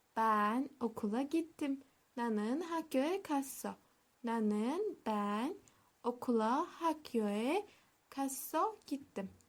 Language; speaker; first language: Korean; non-native, learner; Turkish